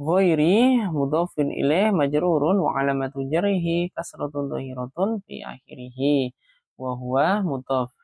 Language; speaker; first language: Arabic; non-native, fluent; Indonesian